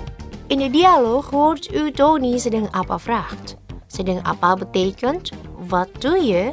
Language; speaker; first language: Dutch; non-native, learner; Indonesian